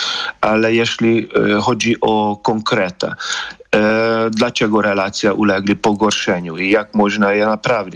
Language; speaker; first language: Polish; non-native, fluent; Hungarian